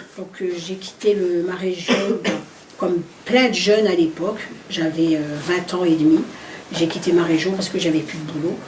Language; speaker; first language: French; early bilingual, other home language; Arabic